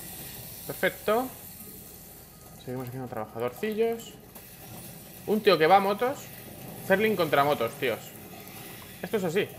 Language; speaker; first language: Spanish; native; Spanish